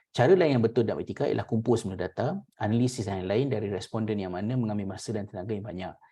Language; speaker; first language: Malay; native; Malay